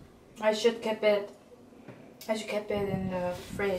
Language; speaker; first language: English; non-native, learner; Korean